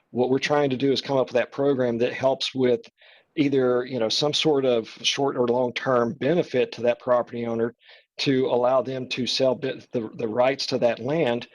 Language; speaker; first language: English; native; English